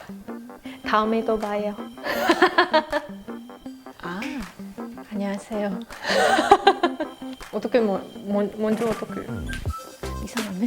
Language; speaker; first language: Korean; non-native, learner; Indonesian